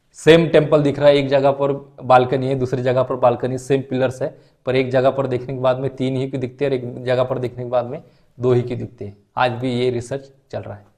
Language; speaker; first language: Hindi; non-native, local second language; Marathi